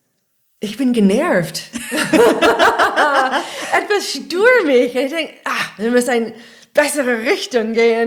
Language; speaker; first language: German; non-native, learner; English